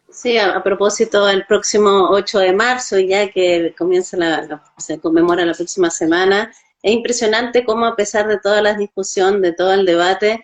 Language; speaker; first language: Spanish; native; Spanish